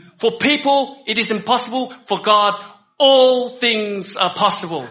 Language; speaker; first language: English; early bilingual, other home language; Vietnamese